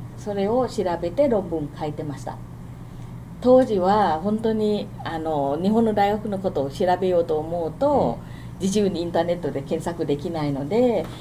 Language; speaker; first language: Japanese; non-native, fluent; Thai